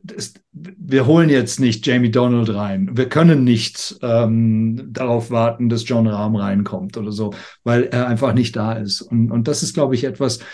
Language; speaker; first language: German; non-native, fluent; English